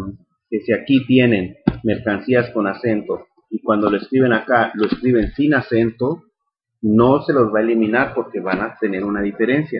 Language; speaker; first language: Spanish; native; Spanish